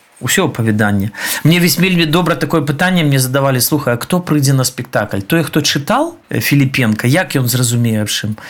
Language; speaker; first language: Belarusian; non-native, local second language; Russian